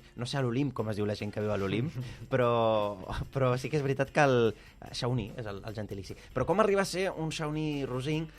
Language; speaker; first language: Catalan; early bilingual, other home language; Arabic